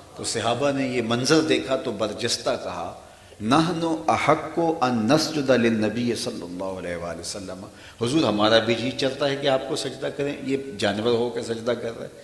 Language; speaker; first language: Urdu; non-native, local second language; Punjabi